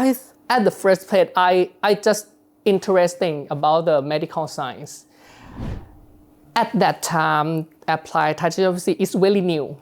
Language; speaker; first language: English; non-native, learner; Thai